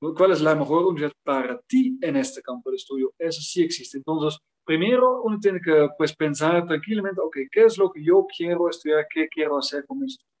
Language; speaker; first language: Spanish; non-native, fluent; Dutch